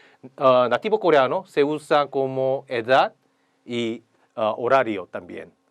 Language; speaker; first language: Spanish; non-native, learner; Korean